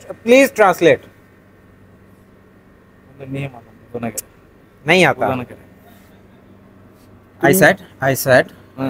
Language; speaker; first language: English; non-native, learner; Urdu